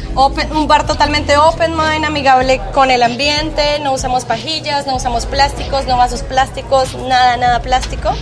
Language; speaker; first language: Spanish; native; Spanish